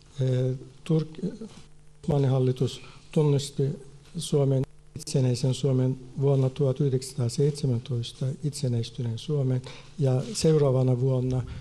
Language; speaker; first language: Finnish; non-native, fluent; Turkish